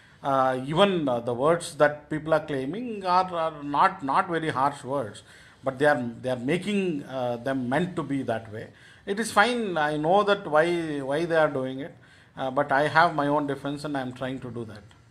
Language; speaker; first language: English; non-native, local second language; Telugu